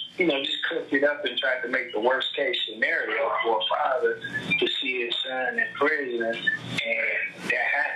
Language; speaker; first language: English; native; English